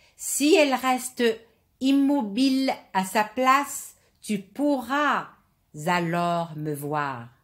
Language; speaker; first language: French; non-native, local second language; Arabic